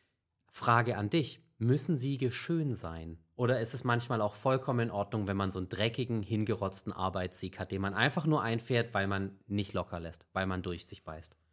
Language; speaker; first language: German; native; German